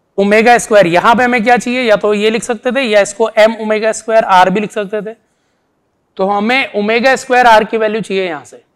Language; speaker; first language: Hindi; native; Hindi